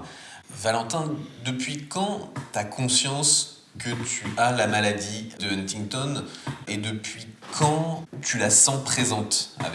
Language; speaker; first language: French; native; French